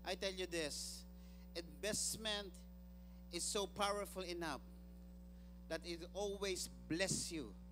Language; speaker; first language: English; non-native, local second language; Filipino